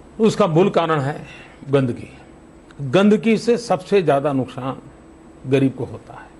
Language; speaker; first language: Hindi; non-native, local second language; Gujarati